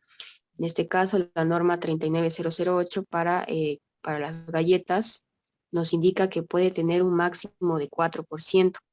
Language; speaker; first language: Spanish; native; Spanish